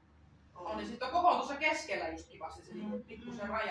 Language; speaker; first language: Finnish; native; Finnish